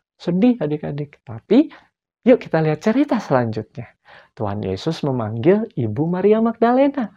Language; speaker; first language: Indonesian; native; Indonesian